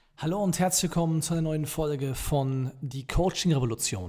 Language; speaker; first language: German; native; German